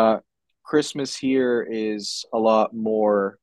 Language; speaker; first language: English; non-native, fluent; Portuguese